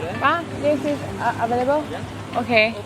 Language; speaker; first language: English; non-native, learner; Thai